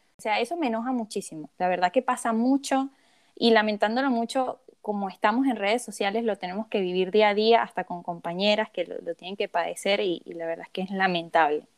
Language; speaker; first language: Spanish; native; Spanish